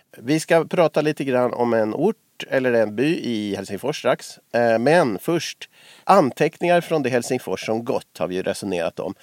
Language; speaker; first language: Swedish; native; Swedish